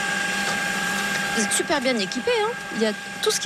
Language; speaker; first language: French; native; French